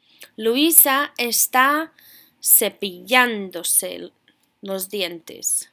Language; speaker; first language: Spanish; non-native, fluent; English